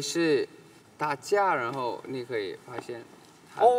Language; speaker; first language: Chinese; non-native, learner; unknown